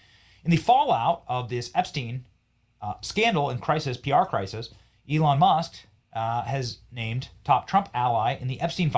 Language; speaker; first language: English; native; English